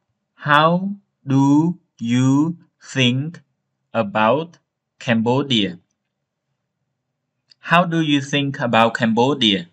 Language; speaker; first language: English; non-native, learner; Khmer